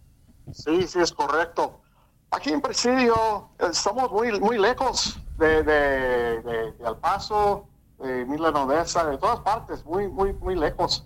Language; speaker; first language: Spanish; early bilingual, heritage; Spanish